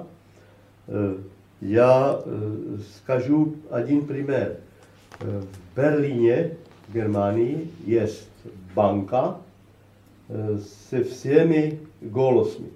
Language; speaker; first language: Russian; non-native, learner; Slovak